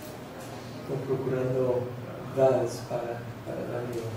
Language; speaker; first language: Portuguese; non-native, learner; English